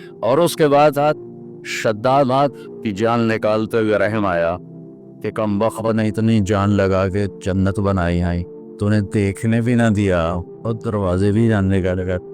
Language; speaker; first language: Urdu; non-native, local second language; Punjabi